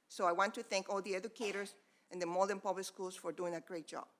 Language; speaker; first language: English; non-native, fluent; Spanish